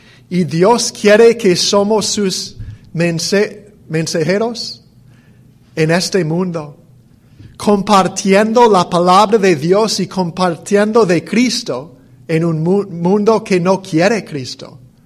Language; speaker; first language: Spanish; non-native, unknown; English